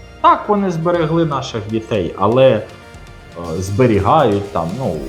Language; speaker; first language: Ukrainian; non-native, local second language; Russian